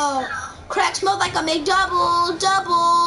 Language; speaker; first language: English; native; English